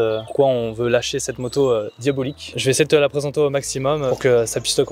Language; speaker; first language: French; native; French